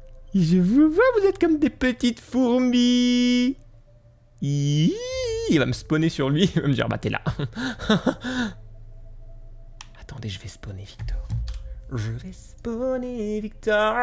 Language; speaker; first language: French; native; French